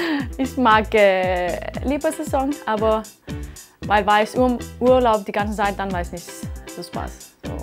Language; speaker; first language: German; non-native, learner; Danish